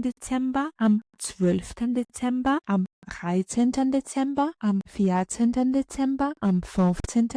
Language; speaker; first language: German; non-native, fluent; Ukrainian